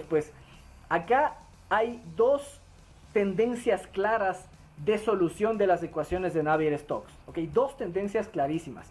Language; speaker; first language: Spanish; native; Spanish